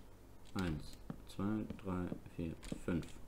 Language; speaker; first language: German; native; German